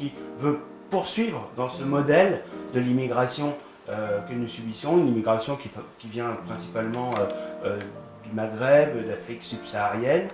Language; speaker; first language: French; native; French